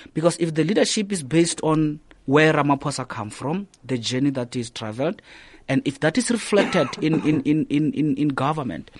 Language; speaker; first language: English; non-native, local second language; Northern Sotho